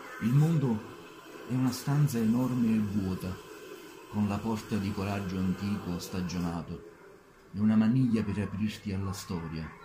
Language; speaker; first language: Italian; native; Italian